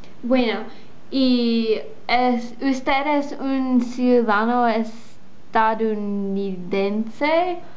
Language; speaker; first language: Spanish; non-native, learner; English